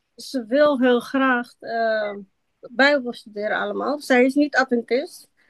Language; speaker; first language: Dutch; non-native, local second language; Papiamento